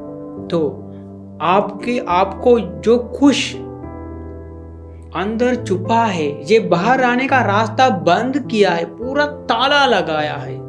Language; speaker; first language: Hindi; non-native, fluent; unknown